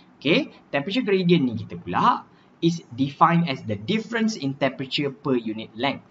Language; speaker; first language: English; non-native, local second language; Malay